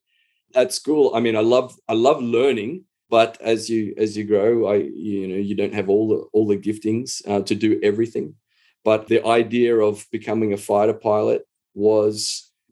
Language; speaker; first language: English; native; English